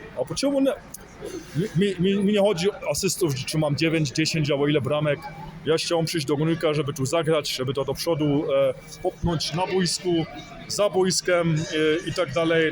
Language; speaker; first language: Polish; early bilingual, heritage; Polish